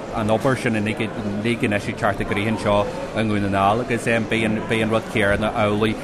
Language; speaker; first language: Irish; native; Irish